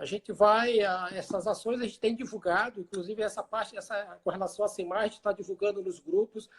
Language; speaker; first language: Portuguese; native; Portuguese